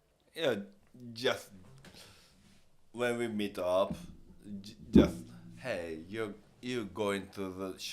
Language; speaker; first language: English; non-native, learner; Japanese